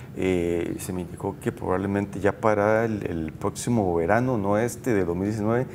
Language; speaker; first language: Spanish; native; Spanish